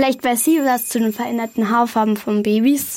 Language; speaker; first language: German; native; German